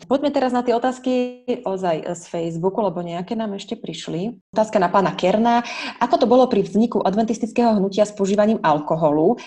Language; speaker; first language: Slovak; native; Slovak